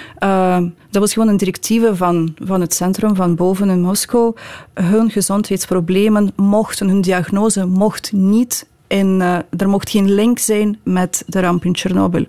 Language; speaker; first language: Dutch; non-native, fluent; Ukrainian